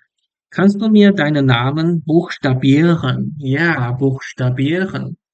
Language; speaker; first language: German; non-native, learner; English